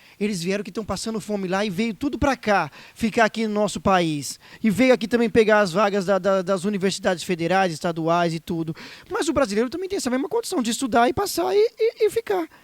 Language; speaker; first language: Portuguese; native; Portuguese